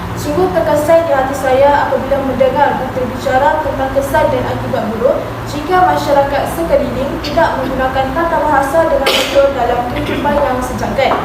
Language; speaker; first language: Malay; native; Malay